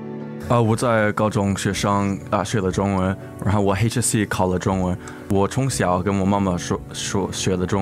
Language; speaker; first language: Chinese; early bilingual, heritage; English